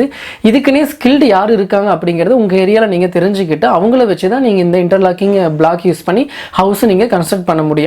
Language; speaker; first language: Tamil; native; Tamil